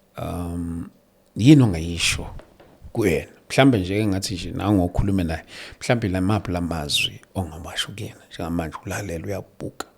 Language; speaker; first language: Zulu; native; Zulu